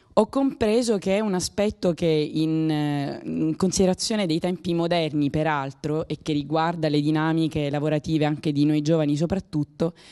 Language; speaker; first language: Italian; native; Italian